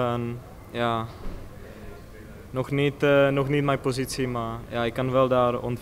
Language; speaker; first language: Dutch; non-native, fluent; Czech